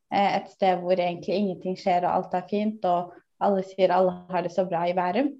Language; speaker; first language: Norwegian; early bilingual, other home language; Somali